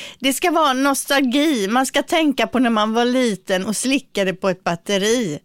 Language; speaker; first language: Swedish; native; Swedish